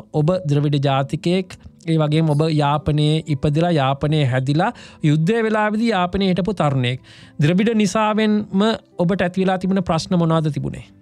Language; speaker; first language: Sinhala; native; Sinhala